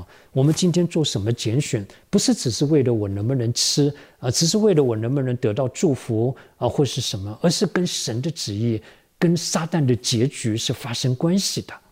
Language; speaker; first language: Chinese; native; Chinese